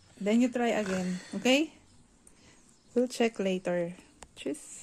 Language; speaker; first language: English; non-native, fluent; Filipino